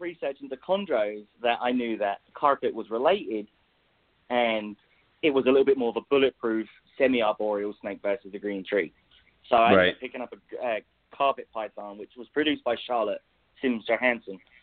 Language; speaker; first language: English; native; English